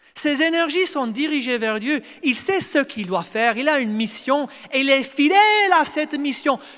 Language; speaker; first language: French; non-native, fluent; English